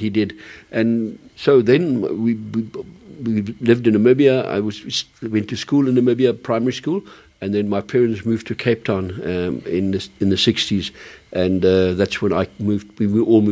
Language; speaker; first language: English; early bilingual, other home language; German